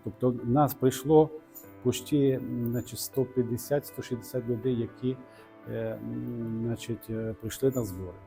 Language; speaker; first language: Ukrainian; non-native, local second language; Russian